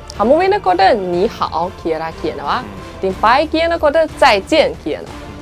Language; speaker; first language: Sinhala; non-native, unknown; Chinese